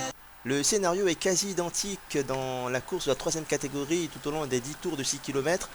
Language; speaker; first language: French; native; French